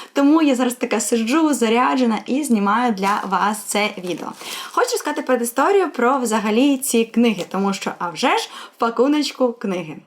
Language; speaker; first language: Ukrainian; non-native, local second language; Russian